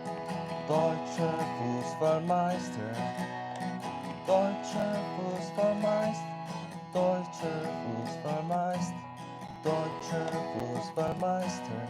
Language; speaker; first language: German; non-native, learner; English